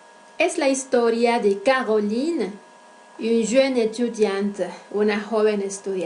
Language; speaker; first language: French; non-native, fluent; Spanish